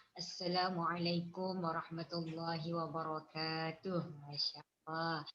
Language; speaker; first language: Malay; native; Malay